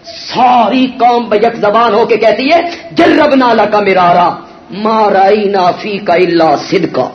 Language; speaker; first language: Urdu; non-native, local second language; Punjabi